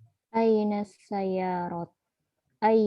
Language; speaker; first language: Arabic; non-native, learner; Indonesian